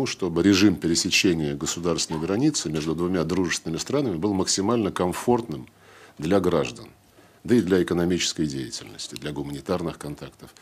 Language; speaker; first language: Russian; native; Russian